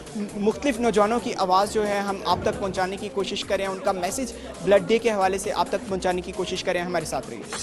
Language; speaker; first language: Urdu; native; Urdu